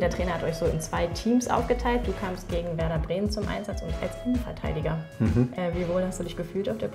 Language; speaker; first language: German; native; German